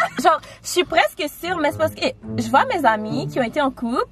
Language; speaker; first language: French; native; French